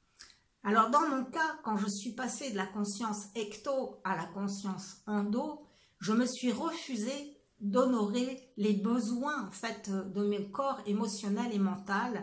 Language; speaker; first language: French; native; French